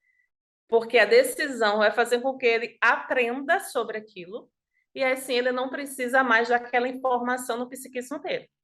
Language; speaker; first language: Portuguese; native; Portuguese